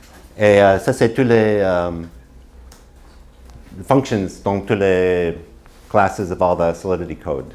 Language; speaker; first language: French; non-native, learner; English